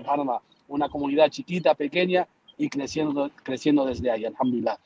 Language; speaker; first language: Spanish; early bilingual, heritage; Spanish